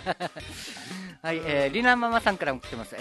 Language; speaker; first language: Japanese; native; Japanese